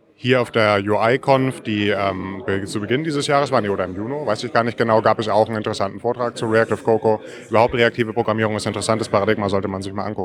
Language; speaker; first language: German; native; German